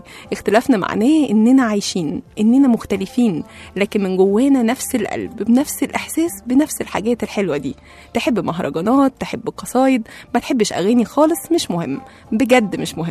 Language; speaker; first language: Arabic; native; Arabic